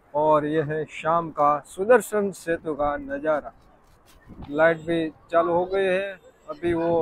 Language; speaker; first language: Hindi; non-native, local second language; Gujarati